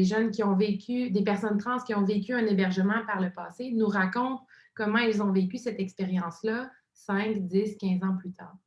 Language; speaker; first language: French; native; French